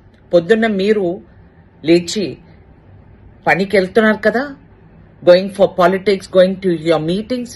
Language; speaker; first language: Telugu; non-native, fluent; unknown